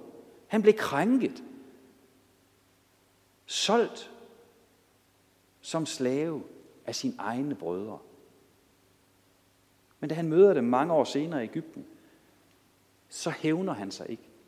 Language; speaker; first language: Danish; native; Danish